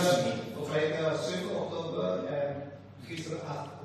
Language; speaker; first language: Dutch; non-native, fluent; Indonesian